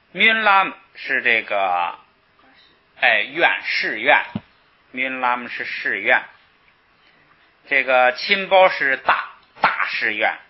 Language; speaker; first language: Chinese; native; Chinese